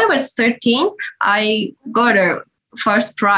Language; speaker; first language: English; non-native, learner; Japanese